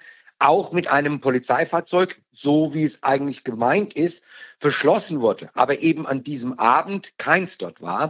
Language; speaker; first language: German; native; German